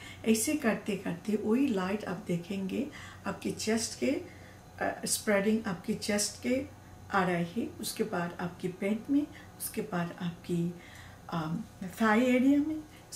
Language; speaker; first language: Hindi; non-native, learner; Bangla